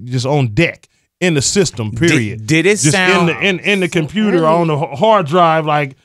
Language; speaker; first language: English; native; English